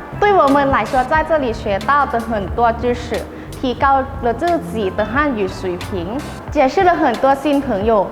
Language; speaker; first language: Chinese; non-native, learner; Thai